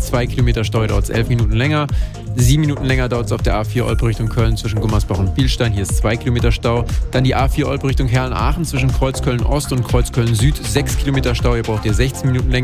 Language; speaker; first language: German; native; German